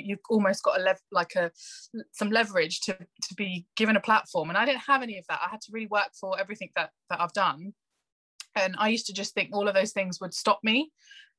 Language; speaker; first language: English; native; English